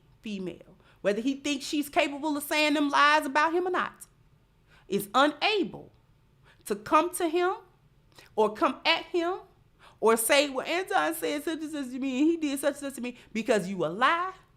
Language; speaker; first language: English; native; English